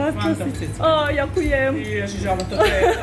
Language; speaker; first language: Polish; non-native, learner; Thai